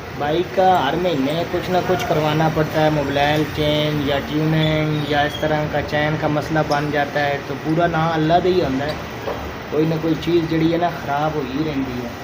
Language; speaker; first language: Urdu; non-native, local second language; Punjabi